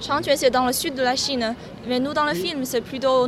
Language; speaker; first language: French; non-native, fluent; Chinese